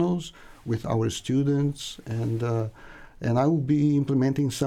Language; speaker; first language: English; non-native, fluent; Portuguese